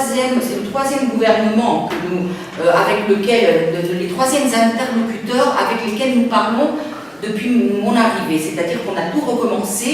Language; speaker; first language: French; non-native, fluent; Spanish